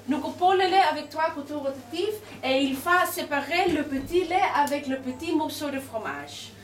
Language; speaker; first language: French; non-native, learner; Dutch